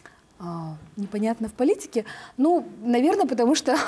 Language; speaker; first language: Russian; native; Russian